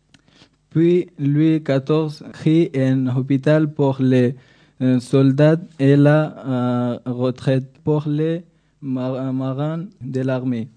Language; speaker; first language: French; non-native, learner; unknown